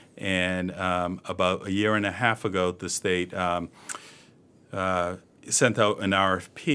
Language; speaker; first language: English; native; English